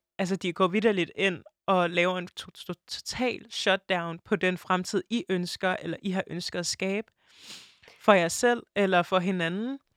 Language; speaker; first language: Danish; early bilingual, other home language; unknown